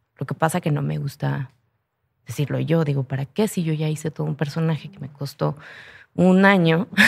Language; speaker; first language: Spanish; native; Spanish